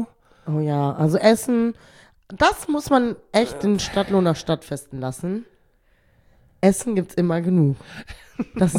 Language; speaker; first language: German; native; German